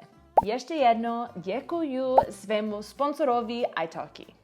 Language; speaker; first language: Czech; non-native, learner; English